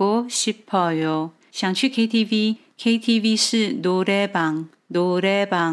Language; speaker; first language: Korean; non-native, fluent; Chinese